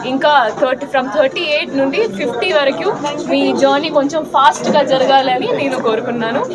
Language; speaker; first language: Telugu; non-native, fluent; Malayalam